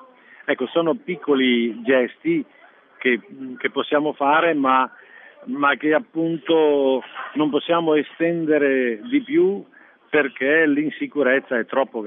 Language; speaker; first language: Italian; native; Italian